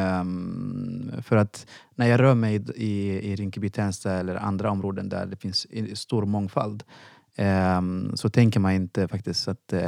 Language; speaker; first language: Swedish; non-native, fluent; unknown